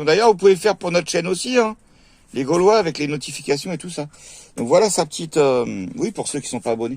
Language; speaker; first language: French; native; French